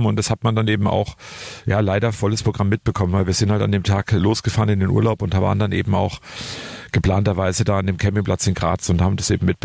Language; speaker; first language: German; native; German